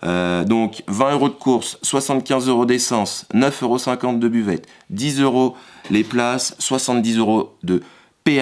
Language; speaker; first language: French; native; French